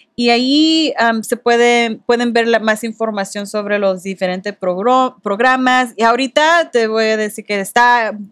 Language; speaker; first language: Spanish; early bilingual, heritage; Spanish